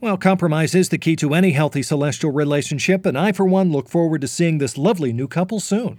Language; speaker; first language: English; native; English